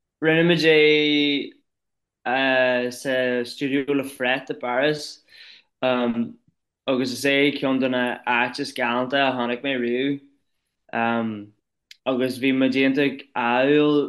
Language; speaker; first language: Irish; non-native, local second language; English